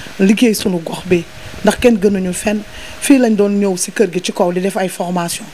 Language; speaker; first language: Wolof; native; Wolof